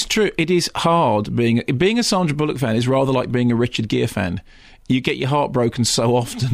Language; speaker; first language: English; native; English